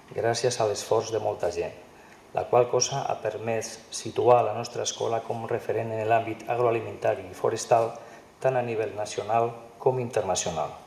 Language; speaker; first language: Catalan; native; Catalan